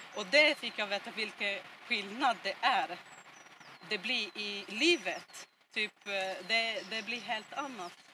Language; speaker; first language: Swedish; non-native, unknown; Portuguese